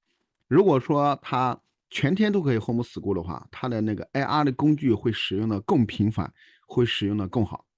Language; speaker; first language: Chinese; native; Chinese